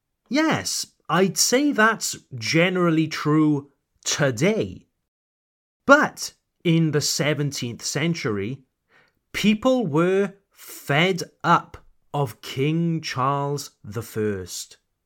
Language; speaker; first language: English; native; English